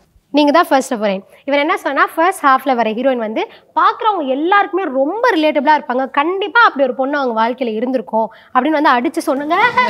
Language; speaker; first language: Tamil; native; Tamil